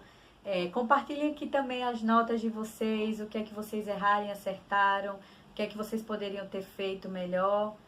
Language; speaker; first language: Portuguese; native; Portuguese